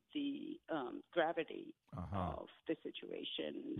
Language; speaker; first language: English; non-native, fluent; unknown